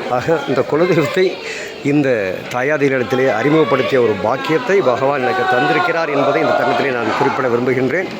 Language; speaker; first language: Tamil; non-native, local second language; Telugu